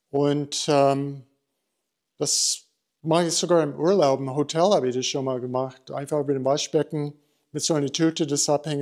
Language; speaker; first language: German; non-native, fluent; English